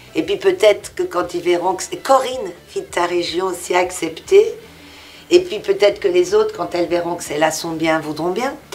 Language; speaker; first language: French; early bilingual, other home language; Portuguese